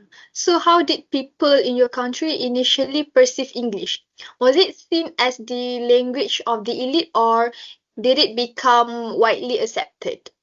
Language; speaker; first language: English; non-native, local second language; Malay